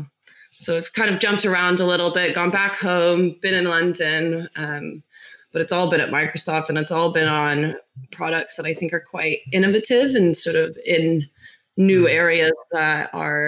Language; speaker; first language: English; native; English